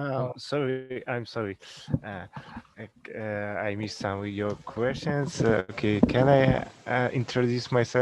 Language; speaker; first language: English; non-native, learner; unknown